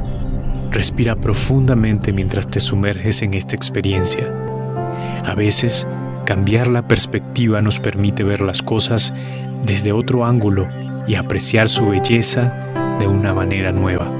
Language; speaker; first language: Spanish; native; Spanish